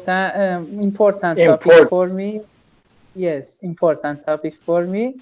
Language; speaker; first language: English; non-native, learner; Persian